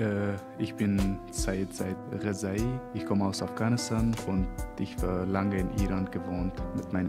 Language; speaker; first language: German; non-native, learner; Persian